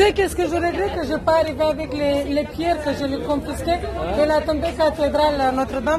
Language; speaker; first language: French; non-native, learner; Romanian